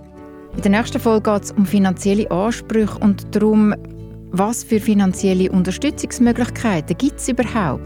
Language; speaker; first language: German; native; German